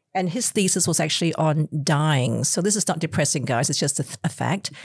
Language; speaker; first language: English; non-native, local second language; Cantonese